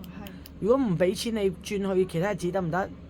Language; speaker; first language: Cantonese; native; Cantonese